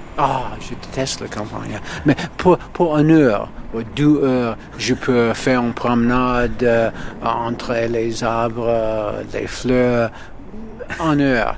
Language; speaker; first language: French; non-native, learner; English